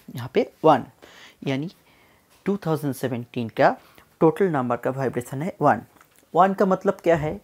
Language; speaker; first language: Hindi; non-native, local second language; Bangla